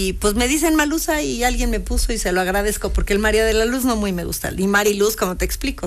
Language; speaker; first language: Spanish; native; Spanish